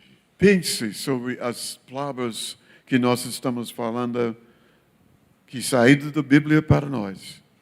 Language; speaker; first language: Portuguese; non-native, learner; English